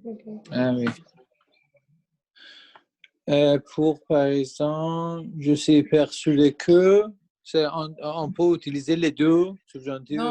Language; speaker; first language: French; non-native, learner; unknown